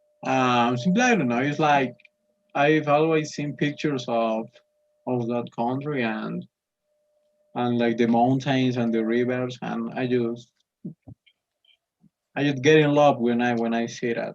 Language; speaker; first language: English; non-native, learner; Spanish